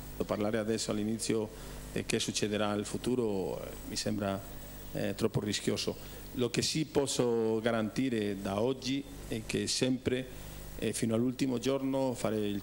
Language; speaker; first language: Italian; non-native, fluent; Spanish